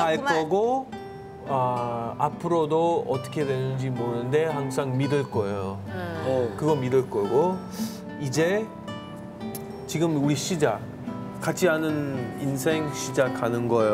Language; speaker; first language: Korean; non-native, learner; English